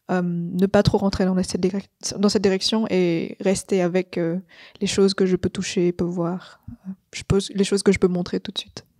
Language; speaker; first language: French; non-native, fluent; Vietnamese